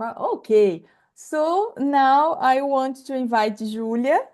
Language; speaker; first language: English; non-native, fluent; Portuguese